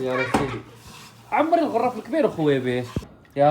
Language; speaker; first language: Arabic; native; Arabic